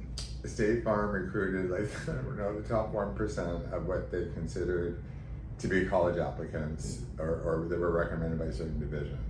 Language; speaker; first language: English; native; English